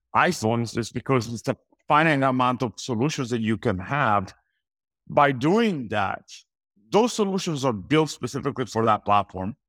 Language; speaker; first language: English; non-native, fluent; Italian